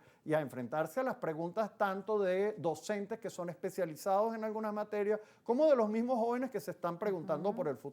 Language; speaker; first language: Spanish; native; Spanish